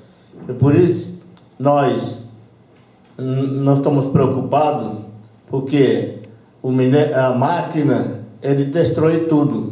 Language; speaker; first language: Portuguese; non-native, local second language; Yanomámi